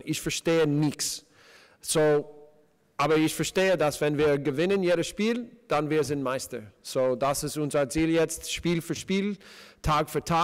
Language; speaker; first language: German; non-native, fluent; English